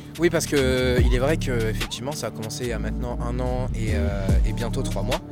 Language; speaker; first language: French; native; French